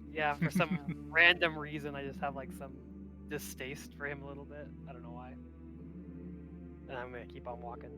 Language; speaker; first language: English; native; English